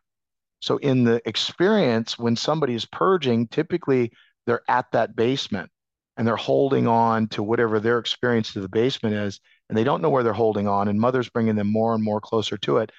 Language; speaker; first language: English; native; English